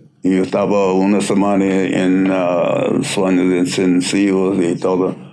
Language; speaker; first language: Spanish; non-native, learner; English